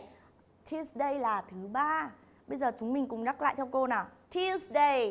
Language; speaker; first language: Vietnamese; native; Vietnamese